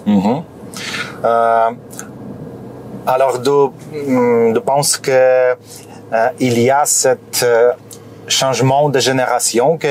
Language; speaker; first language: French; non-native, learner; Polish